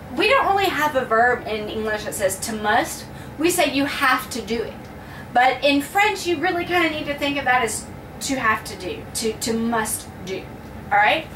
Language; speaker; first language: English; native; English